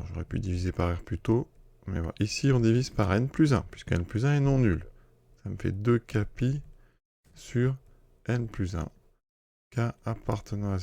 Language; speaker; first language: French; native; French